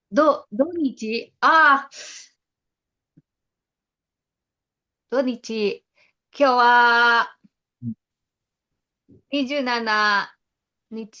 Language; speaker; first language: Japanese; non-native, learner; Indonesian